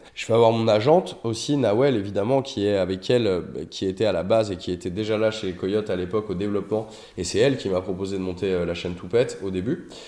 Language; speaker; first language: French; native; French